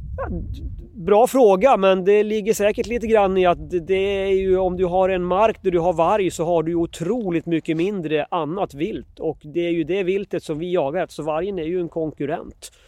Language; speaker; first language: Swedish; native; Swedish